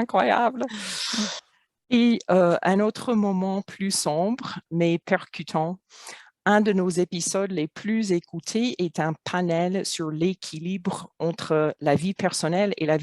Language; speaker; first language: French; non-native, fluent; English